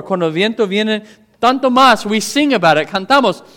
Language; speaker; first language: Spanish; non-native, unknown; English